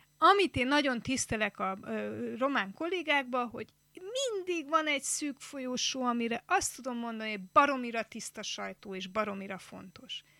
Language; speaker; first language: Hungarian; native; Hungarian